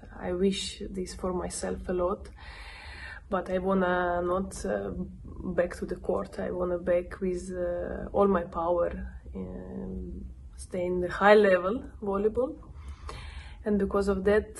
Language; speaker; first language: English; non-native, learner; Russian